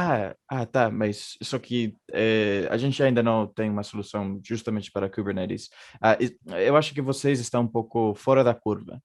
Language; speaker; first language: Portuguese; non-native, fluent; Spanish